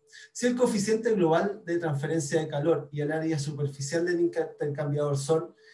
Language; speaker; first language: Spanish; native; Spanish